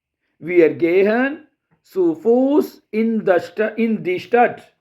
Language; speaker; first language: German; non-native, fluent; Urdu